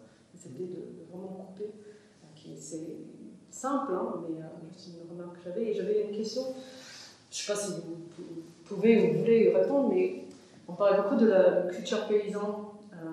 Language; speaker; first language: French; non-native, fluent; English